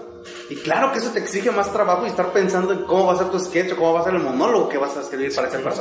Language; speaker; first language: Spanish; native; Spanish